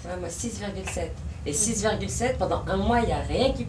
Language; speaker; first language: French; native; French